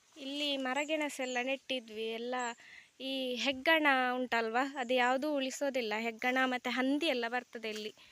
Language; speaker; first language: Kannada; non-native, local second language; Tulu